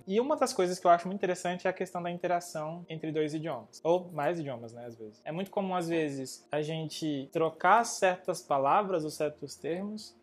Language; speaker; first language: Portuguese; native; Portuguese